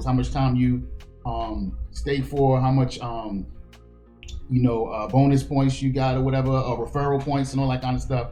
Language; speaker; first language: English; native; English